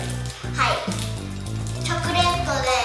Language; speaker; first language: Japanese; early bilingual, heritage; Japanese